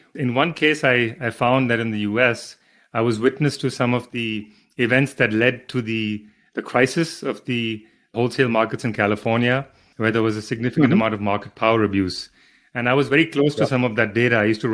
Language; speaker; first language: English; non-native, local second language; Hindi